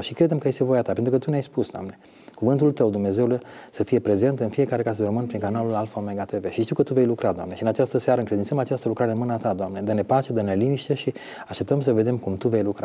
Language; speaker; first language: Romanian; native; Romanian